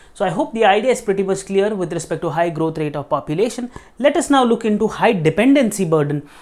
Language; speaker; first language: English; non-native, local second language; Marathi